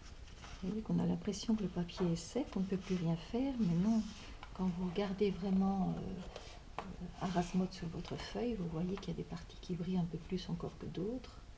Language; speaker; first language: French; native; French